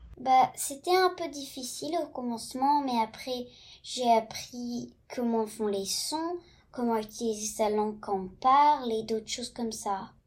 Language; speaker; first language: French; early bilingual, heritage; French